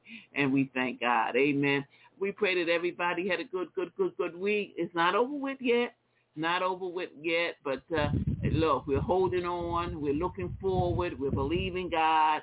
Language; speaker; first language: English; native; English